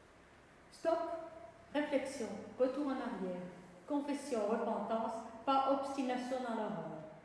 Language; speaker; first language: French; native; French